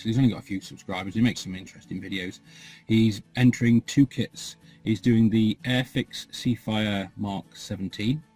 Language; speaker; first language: English; native; English